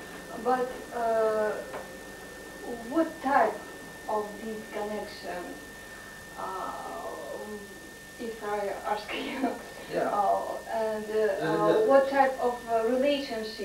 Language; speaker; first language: English; non-native, learner; Russian